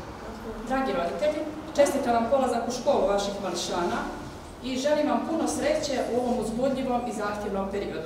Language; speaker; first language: Croatian; native; Croatian